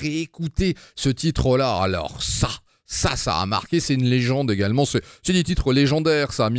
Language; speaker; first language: French; native; French